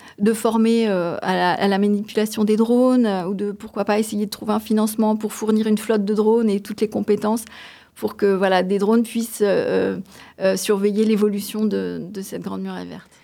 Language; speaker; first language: French; native; French